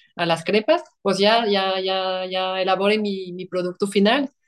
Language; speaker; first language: Spanish; non-native, fluent; French